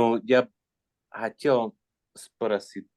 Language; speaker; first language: Russian; non-native, learner; English